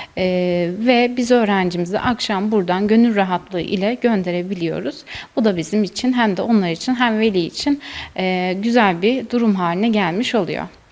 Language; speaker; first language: Turkish; native; Turkish